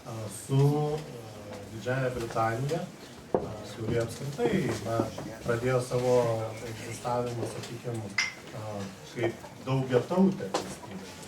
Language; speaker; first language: Lithuanian; native; Lithuanian